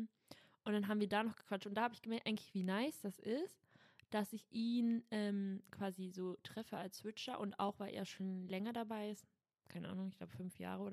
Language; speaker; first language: German; native; German